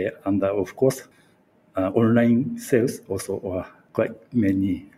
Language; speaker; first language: English; non-native, learner; Japanese